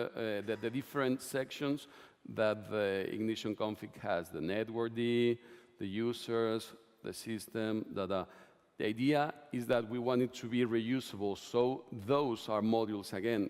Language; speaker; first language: English; non-native, fluent; Spanish